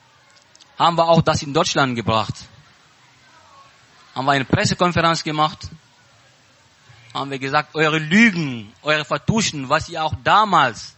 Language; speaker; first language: German; non-native, learner; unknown